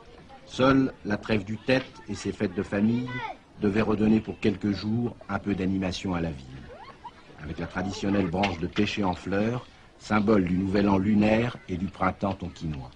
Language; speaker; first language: French; native; French